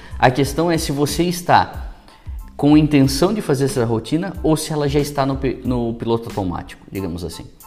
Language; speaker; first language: Portuguese; native; Portuguese